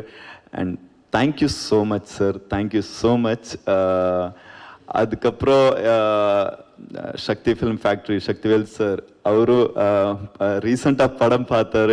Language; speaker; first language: Tamil; non-native, learner; Kannada